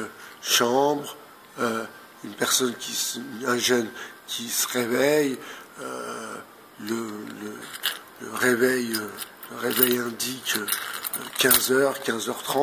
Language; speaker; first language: French; native; French